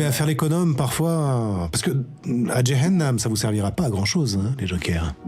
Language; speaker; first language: French; native; French